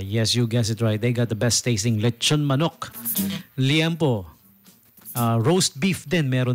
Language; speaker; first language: English; non-native, local second language; Filipino